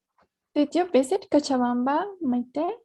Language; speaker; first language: English; non-native, fluent; Spanish